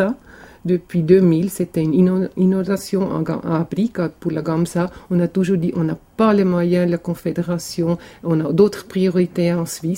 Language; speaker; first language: French; non-native, local second language; German